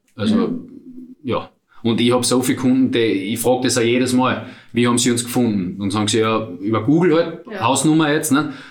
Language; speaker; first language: German; native; German